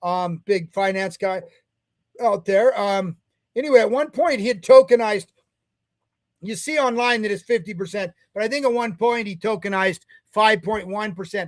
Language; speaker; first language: English; native; English